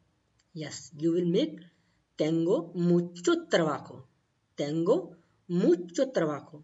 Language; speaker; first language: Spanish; non-native, learner; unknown